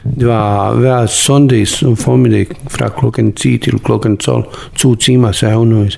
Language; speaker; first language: Danish; non-native, learner; Bosnian